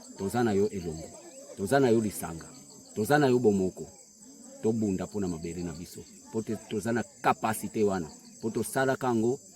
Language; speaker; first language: Lingala; non-native, local second language; Kongo